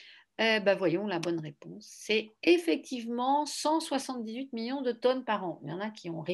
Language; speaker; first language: French; native; French